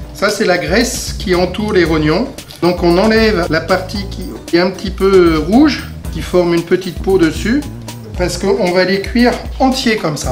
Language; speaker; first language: French; native; French